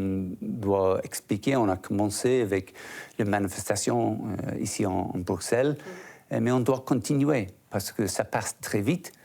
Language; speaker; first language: French; non-native, fluent; English